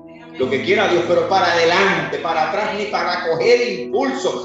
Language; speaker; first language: Spanish; native; Spanish